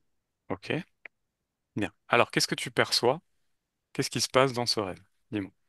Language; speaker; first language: French; native; French